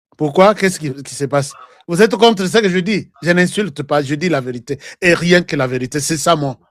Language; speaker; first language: French; non-native, local second language; Lingala